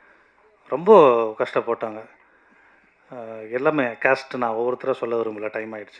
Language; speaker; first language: Tamil; native; Tamil